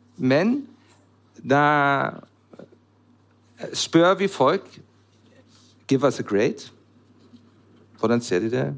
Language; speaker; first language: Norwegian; non-native, learner; German